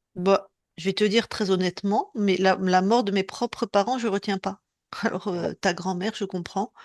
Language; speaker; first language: French; native; French